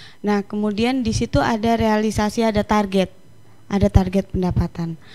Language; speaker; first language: Indonesian; native; Indonesian